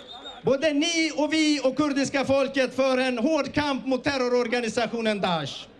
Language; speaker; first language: Swedish; early bilingual, other home language; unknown